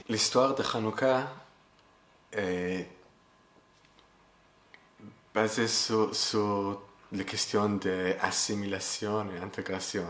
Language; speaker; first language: French; non-native, fluent; English